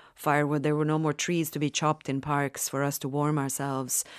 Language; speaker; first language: English; non-native, fluent; Bosnian